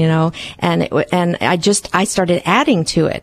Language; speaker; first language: English; early bilingual, other home language; Hungarian